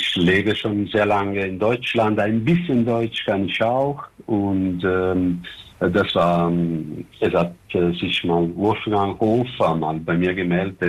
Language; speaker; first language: German; non-native, fluent; Italian